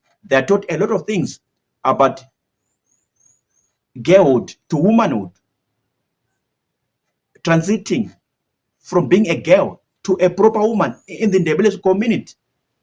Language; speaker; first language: English; non-native, local second language; Shona